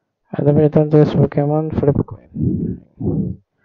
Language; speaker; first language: English; non-native, learner; Indonesian